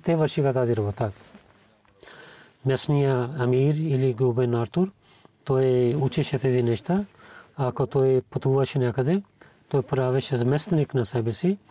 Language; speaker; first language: Bulgarian; non-native, learner; Urdu